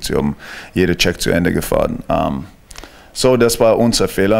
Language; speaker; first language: German; non-native, fluent; English